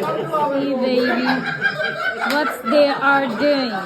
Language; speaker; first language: English; non-native, local second language; Punjabi